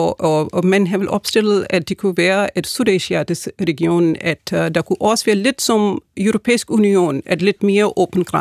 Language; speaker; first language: Danish; non-native, fluent; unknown